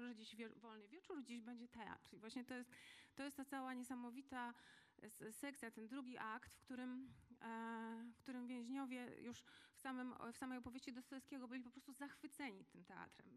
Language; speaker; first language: Polish; native; Polish